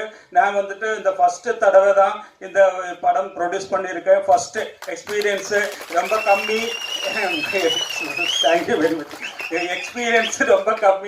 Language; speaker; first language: Tamil; non-native, local second language; Malayalam